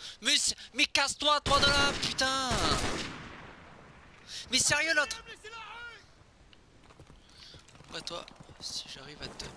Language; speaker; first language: French; native; French